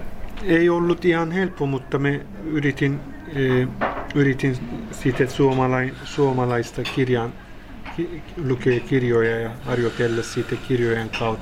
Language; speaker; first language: Finnish; non-native, fluent; Turkish